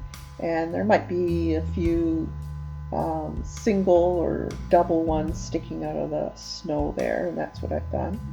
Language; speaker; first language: English; native; English